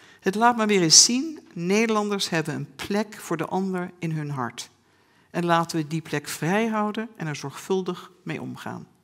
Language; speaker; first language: Dutch; native; Dutch